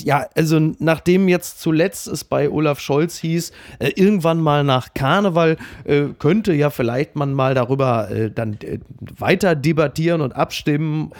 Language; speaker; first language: German; native; German